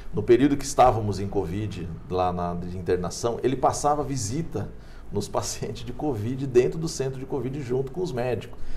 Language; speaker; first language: Portuguese; native; Portuguese